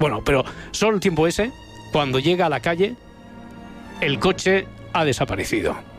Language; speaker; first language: Spanish; native; Spanish